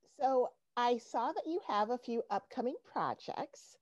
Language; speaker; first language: English; native; English